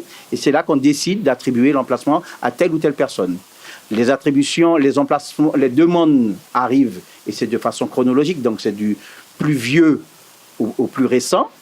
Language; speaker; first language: French; native; French